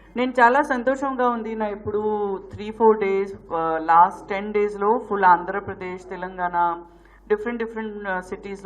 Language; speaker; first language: Telugu; non-native, learner; Gujarati